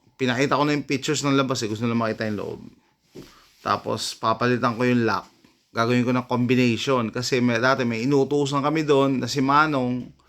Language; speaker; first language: Filipino; native; Filipino